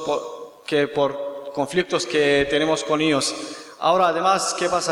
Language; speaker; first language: Spanish; non-native, learner; Kurdish